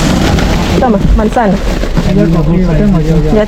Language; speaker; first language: Spanish; non-native, learner; Filipino